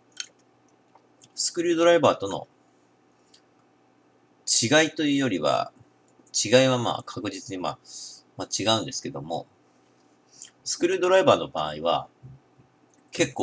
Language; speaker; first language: Japanese; native; Japanese